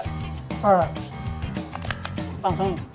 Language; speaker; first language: Chinese; native; Chinese